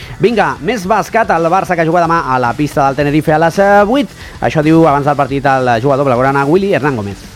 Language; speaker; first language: Catalan; native; Catalan